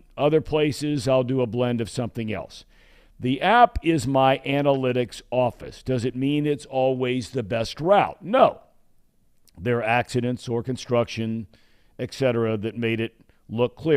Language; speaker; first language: English; native; English